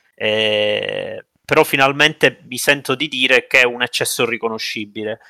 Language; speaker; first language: Italian; native; Italian